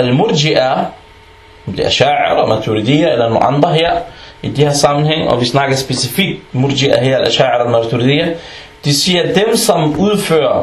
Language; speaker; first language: Danish; early bilingual, other home language; Arabic